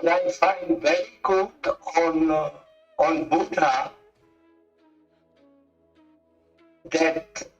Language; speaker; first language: English; non-native, learner; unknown